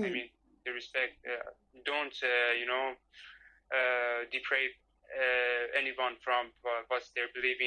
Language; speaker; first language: English; non-native, learner; Persian